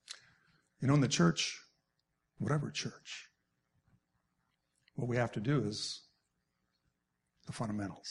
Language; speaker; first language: English; native; English